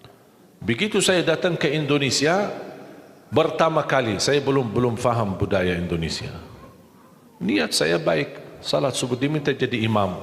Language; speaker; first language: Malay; non-native, fluent; Arabic